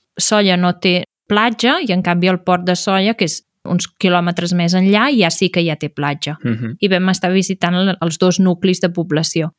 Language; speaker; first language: Catalan; native; Catalan